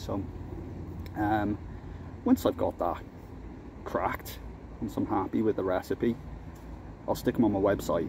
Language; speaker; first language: English; native; English